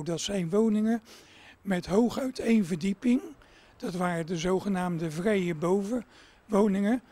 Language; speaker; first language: Dutch; native; Dutch